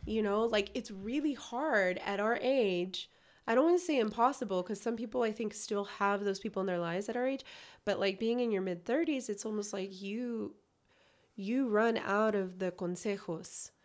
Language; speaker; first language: English; early bilingual, other home language; Spanish